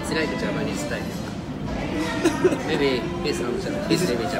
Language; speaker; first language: English; non-native, learner; Japanese